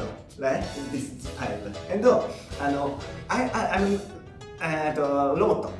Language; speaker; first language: English; non-native, learner; Japanese